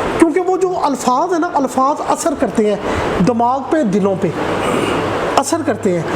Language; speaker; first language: Urdu; non-native, local second language; Punjabi